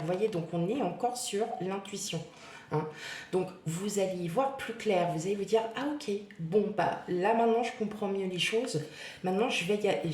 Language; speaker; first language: French; native; French